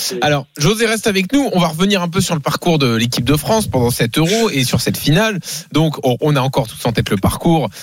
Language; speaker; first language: French; native; French